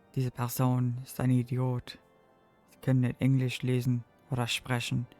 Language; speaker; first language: German; non-native, learner; English